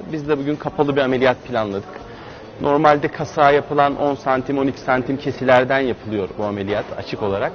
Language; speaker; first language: Turkish; native; Turkish